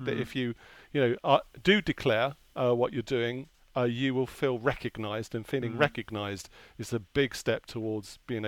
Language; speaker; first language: English; native; English